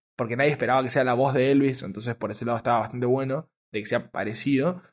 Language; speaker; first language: Spanish; native; Spanish